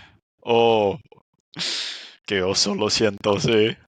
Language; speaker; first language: Spanish; non-native, fluent; English